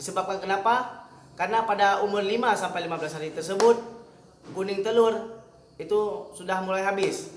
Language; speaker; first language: Indonesian; native; Indonesian